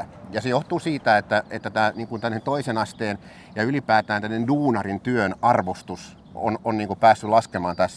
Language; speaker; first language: Finnish; native; Finnish